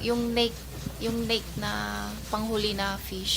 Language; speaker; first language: Filipino; non-native, learner; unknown